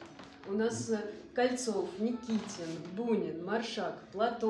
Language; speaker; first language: Russian; native; Russian